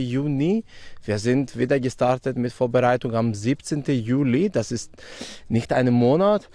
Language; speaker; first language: German; non-native, fluent; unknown